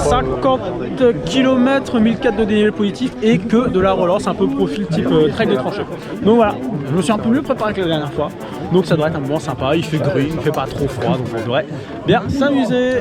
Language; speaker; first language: French; native; French